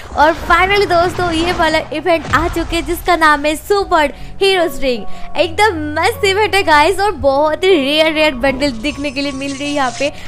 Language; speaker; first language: Hindi; non-native, local second language; Bangla